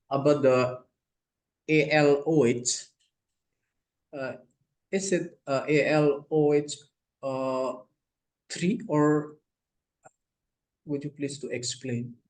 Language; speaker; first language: English; non-native, learner; Indonesian